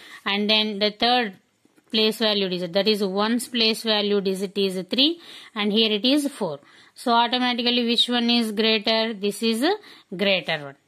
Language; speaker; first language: English; non-native, local second language; Telugu